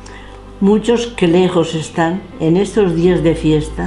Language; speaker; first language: Spanish; non-native, local second language; Catalan